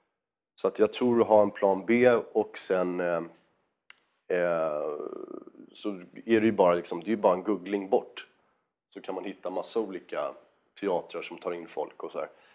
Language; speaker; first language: Swedish; native; Swedish